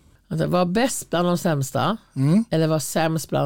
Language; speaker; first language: Swedish; native; Swedish